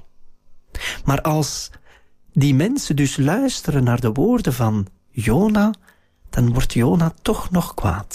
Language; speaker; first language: Dutch; native; Dutch